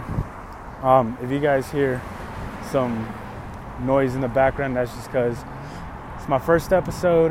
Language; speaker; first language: English; native; English